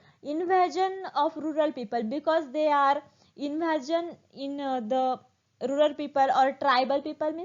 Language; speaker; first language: English; non-native, local second language; Marathi